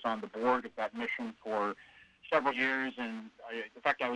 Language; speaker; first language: English; native; English